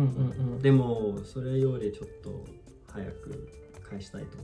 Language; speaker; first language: Japanese; non-native, learner; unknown